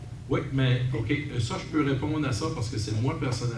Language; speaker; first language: French; native; French